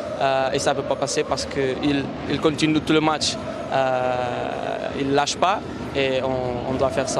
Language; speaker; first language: French; non-native, fluent; Portuguese